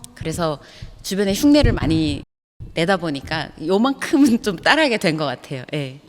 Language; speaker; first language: Korean; native; Korean